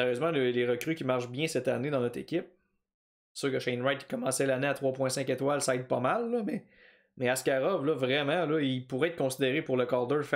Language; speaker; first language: French; native; French